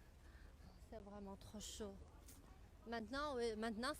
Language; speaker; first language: French; non-native, fluent; Chinese